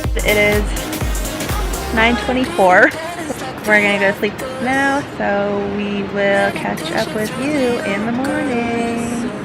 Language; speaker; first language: English; native; English